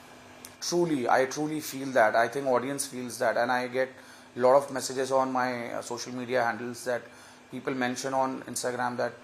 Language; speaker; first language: English; non-native, local second language; Hindi